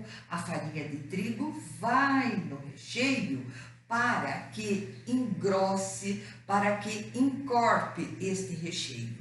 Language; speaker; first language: Portuguese; native; Portuguese